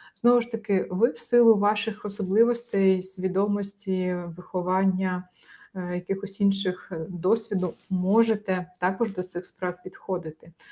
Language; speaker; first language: Ukrainian; native; Ukrainian